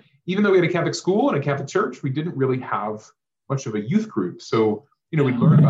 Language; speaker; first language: English; native; English